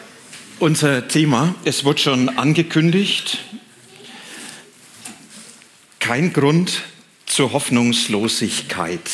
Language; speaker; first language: German; native; German